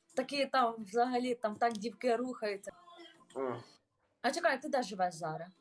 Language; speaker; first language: Ukrainian; native; Ukrainian